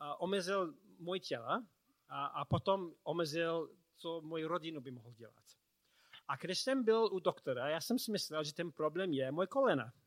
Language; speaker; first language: Czech; non-native, learner; English